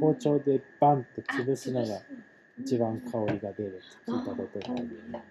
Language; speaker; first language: Japanese; native; Japanese